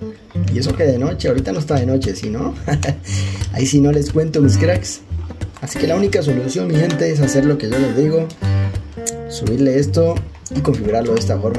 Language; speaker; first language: Spanish; native; Spanish